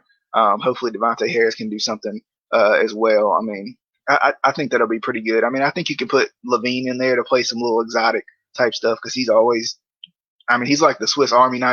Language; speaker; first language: English; native; English